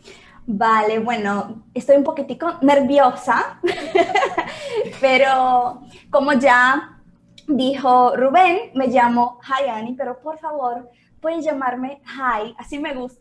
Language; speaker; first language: Spanish; non-native, fluent; Portuguese